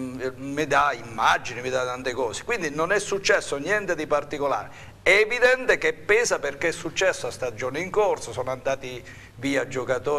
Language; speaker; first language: Italian; native; Italian